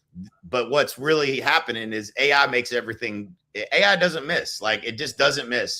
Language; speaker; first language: English; native; English